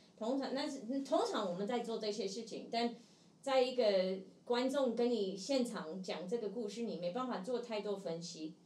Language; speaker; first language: Chinese; non-native, fluent; English